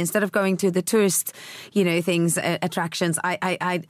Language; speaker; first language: English; early bilingual, other home language; Swedish